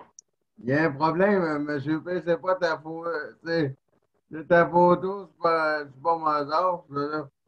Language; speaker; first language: French; native; French